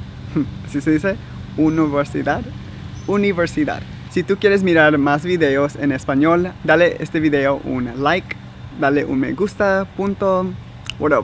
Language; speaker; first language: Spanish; early bilingual, heritage; Spanish